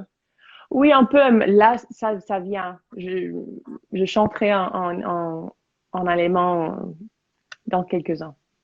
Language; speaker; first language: French; non-native, fluent; English